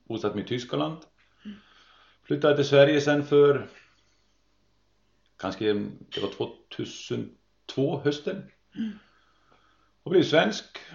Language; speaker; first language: Swedish; non-native, fluent; Icelandic